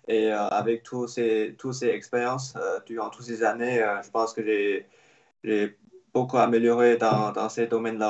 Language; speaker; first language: French; non-native, fluent; Chinese